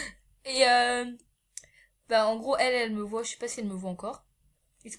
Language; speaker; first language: French; native; French